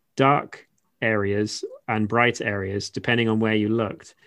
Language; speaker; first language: English; native; English